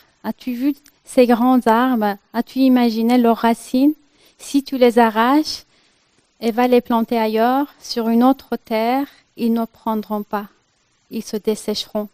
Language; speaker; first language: French; non-native, fluent; Persian